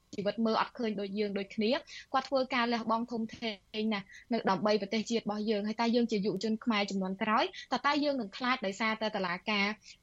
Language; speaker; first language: Khmer; native; Khmer